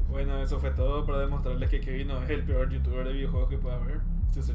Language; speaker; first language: Spanish; native; Spanish